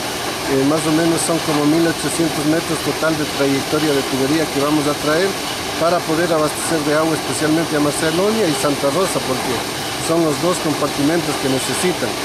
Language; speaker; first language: Spanish; native; Spanish